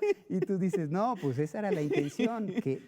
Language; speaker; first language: Spanish; native; Spanish